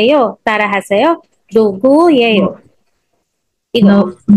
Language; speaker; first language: Korean; non-native, fluent; Filipino